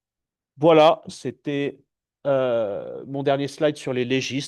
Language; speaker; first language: French; native; French